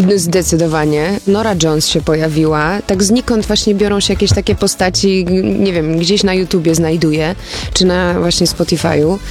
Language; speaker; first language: Polish; early bilingual, heritage; Polish